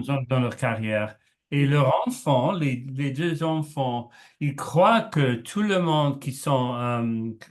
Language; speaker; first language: French; non-native, learner; English